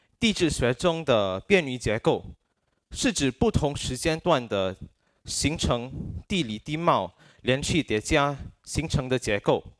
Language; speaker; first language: Chinese; non-native, local second language; English